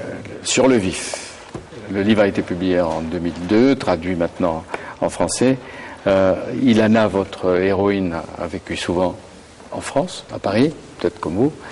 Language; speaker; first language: French; native; French